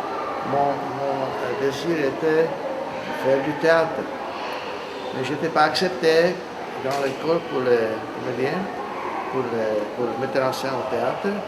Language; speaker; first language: French; non-native, fluent; Czech